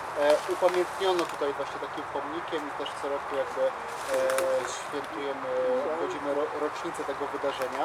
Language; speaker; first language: Polish; native; Polish